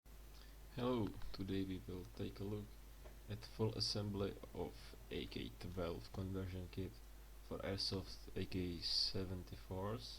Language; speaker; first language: English; non-native, fluent; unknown